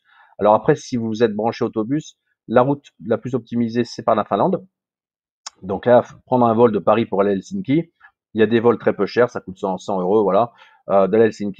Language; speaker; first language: French; native; French